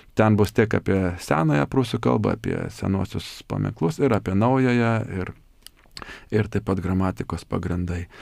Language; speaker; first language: Lithuanian; native; Lithuanian